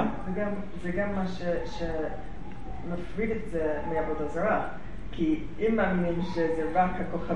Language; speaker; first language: Hebrew; non-native, fluent; English